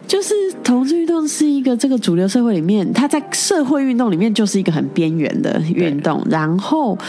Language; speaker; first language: Chinese; native; Chinese